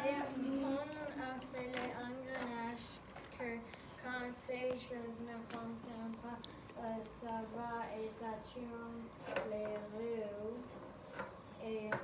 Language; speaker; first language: French; non-native, learner; English